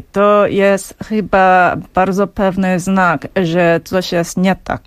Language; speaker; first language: Polish; non-native, fluent; Korean